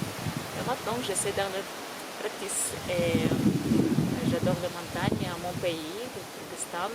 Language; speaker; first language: French; non-native, learner; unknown